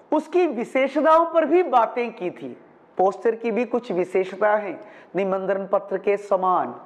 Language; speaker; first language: Hindi; non-native, local second language; Malayalam